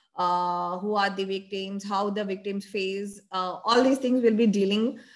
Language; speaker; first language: English; non-native, local second language; Malayalam